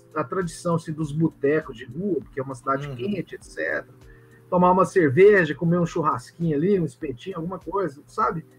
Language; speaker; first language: Portuguese; native; Portuguese